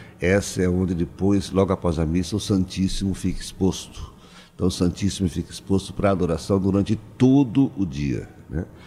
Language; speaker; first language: Portuguese; native; Portuguese